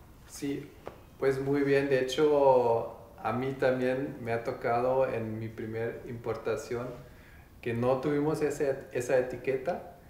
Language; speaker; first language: Spanish; non-native, learner; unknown